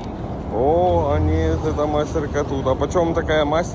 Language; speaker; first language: Russian; native; Russian